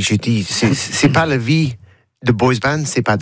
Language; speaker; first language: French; non-native, learner; English